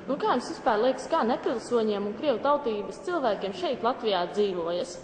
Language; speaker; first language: Latvian; native; Latvian